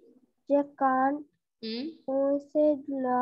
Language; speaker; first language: French; non-native, learner; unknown